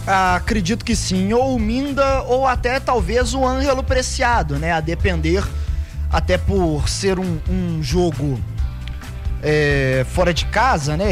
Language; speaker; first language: Portuguese; native; Portuguese